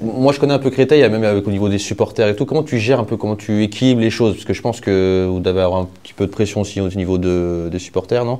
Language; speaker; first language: French; native; French